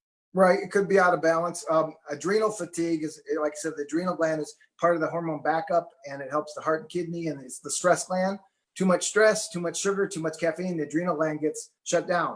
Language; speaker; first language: English; native; English